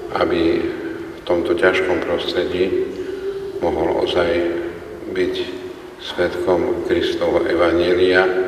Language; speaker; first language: Slovak; native; Slovak